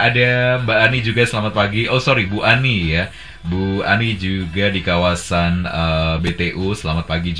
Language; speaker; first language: Indonesian; native; Indonesian